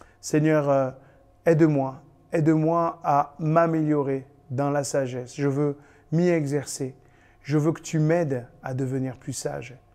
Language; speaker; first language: French; native; French